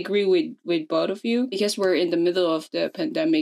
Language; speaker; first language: English; non-native, local second language; Filipino